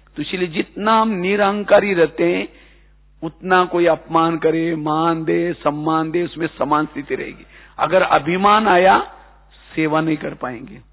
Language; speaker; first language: Hindi; non-native, local second language; Marathi